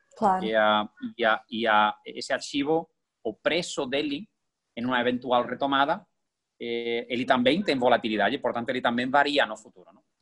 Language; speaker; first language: Portuguese; non-native, fluent; Spanish